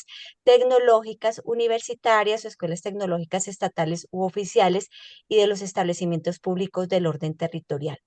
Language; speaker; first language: Spanish; native; Spanish